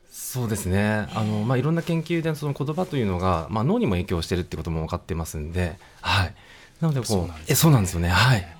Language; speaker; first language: Japanese; native; Japanese